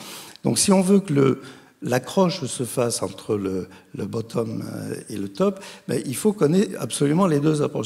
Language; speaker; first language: French; native; French